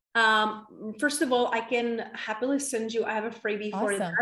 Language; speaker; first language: English; non-native, fluent; Czech